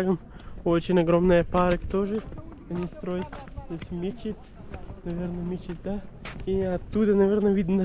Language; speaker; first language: Russian; non-native, learner; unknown